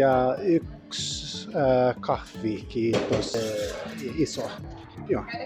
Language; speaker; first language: Finnish; non-native, learner; English